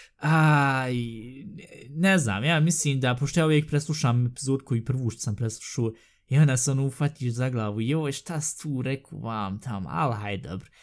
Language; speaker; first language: Bosnian; early bilingual, heritage; Bosnian